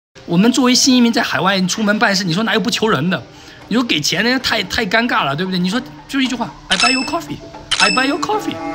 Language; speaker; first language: Chinese; native; Chinese